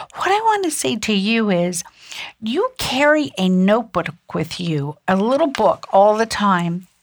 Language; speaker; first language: English; early bilingual, other home language; German